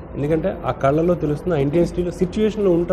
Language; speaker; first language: Telugu; native; Telugu